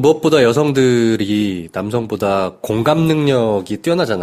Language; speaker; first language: Korean; native; Korean